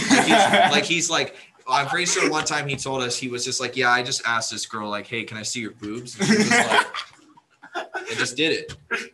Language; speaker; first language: English; native; English